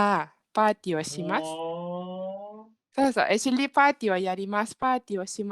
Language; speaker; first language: Japanese; non-native, learner; Malay